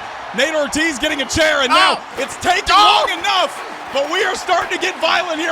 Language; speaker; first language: English; native; English